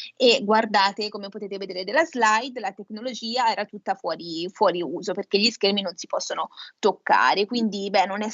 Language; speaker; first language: Italian; native; Italian